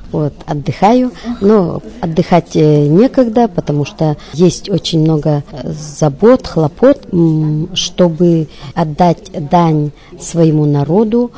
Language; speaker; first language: Russian; non-native, local second language; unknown